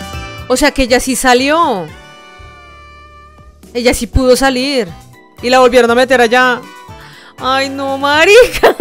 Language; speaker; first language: Spanish; native; Spanish